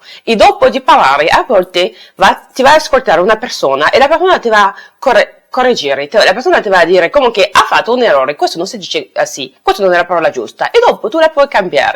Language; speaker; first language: Italian; non-native, learner; French